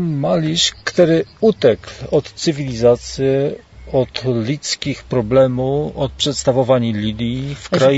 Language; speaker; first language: Czech; non-native, learner; Polish